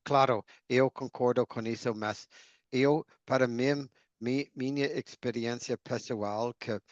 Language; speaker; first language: Portuguese; non-native, learner; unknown